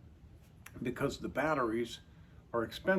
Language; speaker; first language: English; native; English